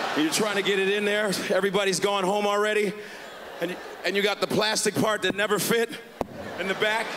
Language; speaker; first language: English; native; English